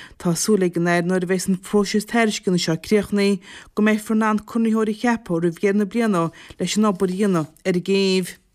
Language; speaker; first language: Irish; native; Irish